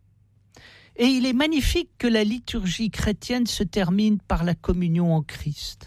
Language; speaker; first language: French; native; French